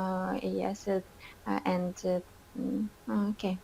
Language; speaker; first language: English; non-native, learner; Russian